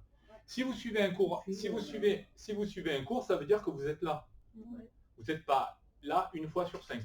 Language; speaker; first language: French; native; French